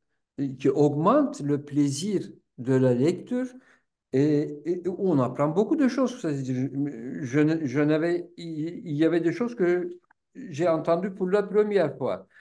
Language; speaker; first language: French; non-native, fluent; Turkish